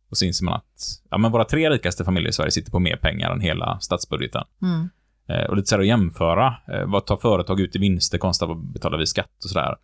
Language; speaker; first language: Swedish; native; Swedish